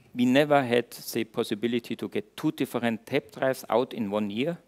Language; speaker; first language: English; non-native, fluent; German